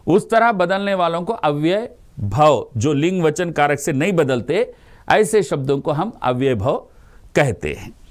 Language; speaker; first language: Hindi; non-native, local second language; Telugu